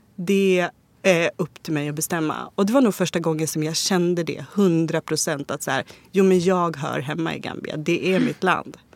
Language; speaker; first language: Swedish; native; Swedish